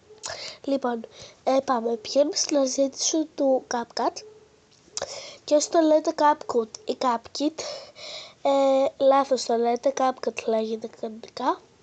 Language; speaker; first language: Greek; native; Greek